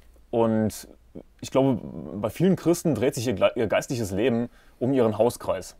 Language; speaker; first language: German; native; German